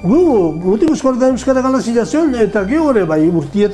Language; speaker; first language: Basque; native; Basque